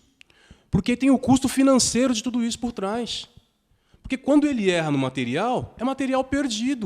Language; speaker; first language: Portuguese; native; Portuguese